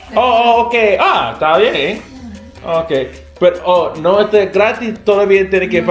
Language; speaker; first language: Spanish; non-native, learner; English